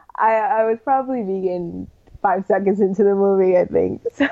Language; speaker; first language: English; early bilingual, other home language; Spanish